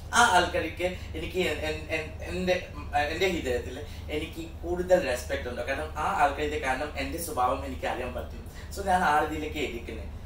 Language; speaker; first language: Malayalam; non-native, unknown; Assamese